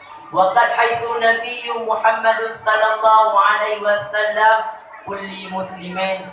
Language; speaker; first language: Arabic; non-native, learner; Achinese